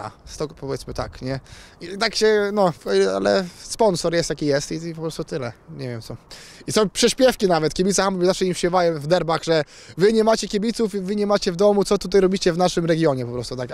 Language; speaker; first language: Polish; native; Polish